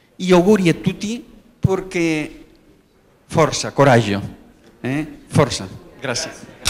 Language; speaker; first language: Italian; non-native, learner; Spanish